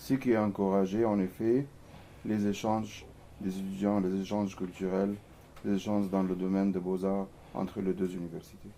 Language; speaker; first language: French; non-native, fluent; Arabic